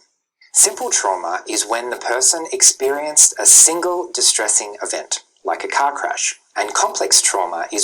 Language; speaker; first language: English; native; English